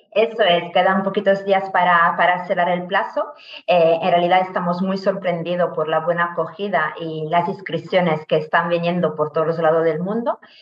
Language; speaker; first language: Spanish; non-native, fluent; Italian